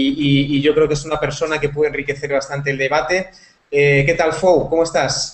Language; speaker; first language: Spanish; native; Spanish